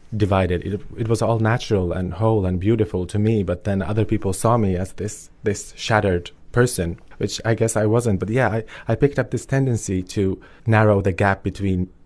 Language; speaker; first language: English; early bilingual, other home language; Albanian